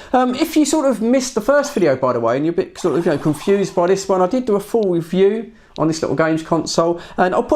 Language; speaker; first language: English; native; English